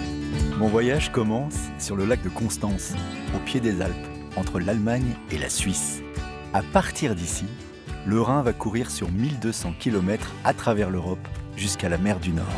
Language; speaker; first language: French; native; French